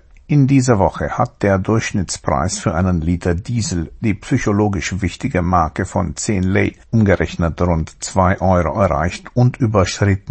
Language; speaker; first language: German; native; German